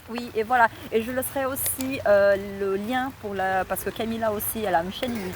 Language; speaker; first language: French; non-native, fluent; Portuguese